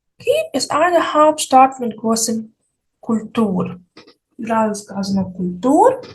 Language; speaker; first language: German; non-native, fluent; Ukrainian